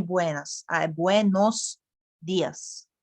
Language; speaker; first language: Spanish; non-native, fluent; Bulgarian